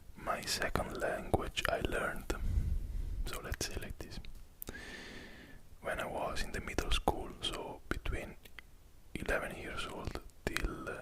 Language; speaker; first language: English; non-native, fluent; Italian